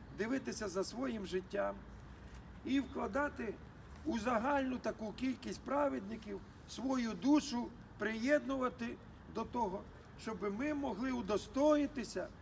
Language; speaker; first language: Ukrainian; native; Ukrainian